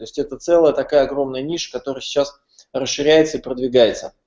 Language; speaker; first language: Russian; native; Russian